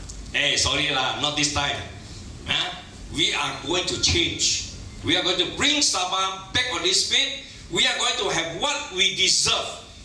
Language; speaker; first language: English; non-native, local second language; Chinese